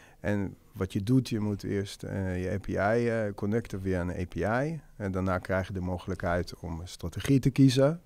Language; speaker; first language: Dutch; non-native, fluent; Hebrew